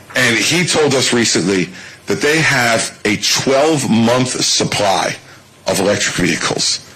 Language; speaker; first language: English; native; English